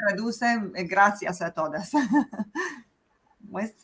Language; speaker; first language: Spanish; non-native, fluent; Italian